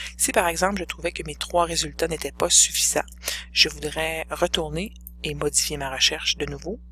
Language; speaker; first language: French; native; French